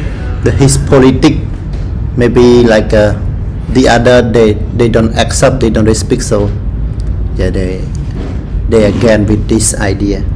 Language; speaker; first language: English; non-native, learner; Khmer